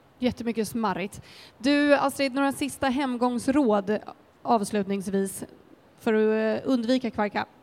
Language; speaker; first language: Swedish; native; Swedish